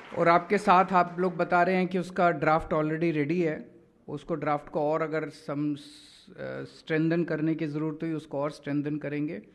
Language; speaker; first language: Hindi; native; Hindi